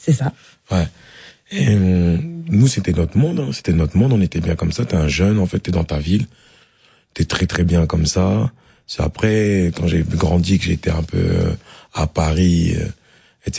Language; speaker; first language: French; native; French